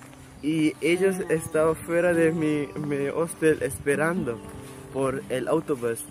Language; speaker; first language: Spanish; non-native, learner; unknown